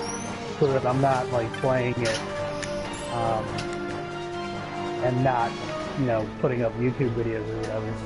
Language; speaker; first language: English; native; English